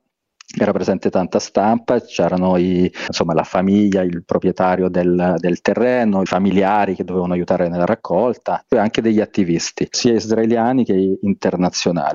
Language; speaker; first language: Italian; native; Italian